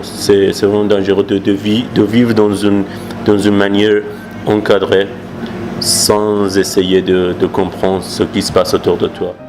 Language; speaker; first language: French; non-native, fluent; Persian